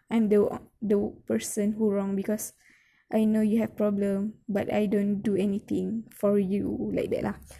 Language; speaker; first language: English; non-native, local second language; Malay